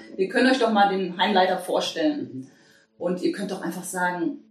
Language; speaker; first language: German; native; German